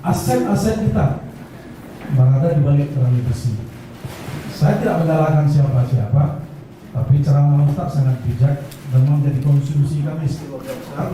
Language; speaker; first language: Indonesian; native; Indonesian